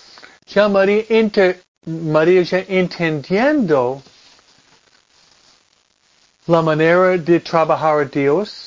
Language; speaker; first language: Spanish; non-native, fluent; English